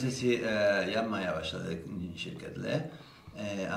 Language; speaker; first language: Turkish; non-native, learner; Spanish